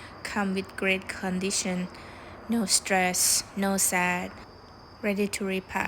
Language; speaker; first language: English; non-native, learner; Thai